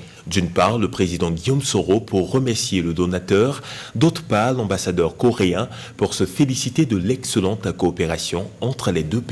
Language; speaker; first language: French; native; French